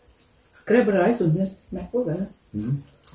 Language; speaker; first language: German; non-native, learner; Thai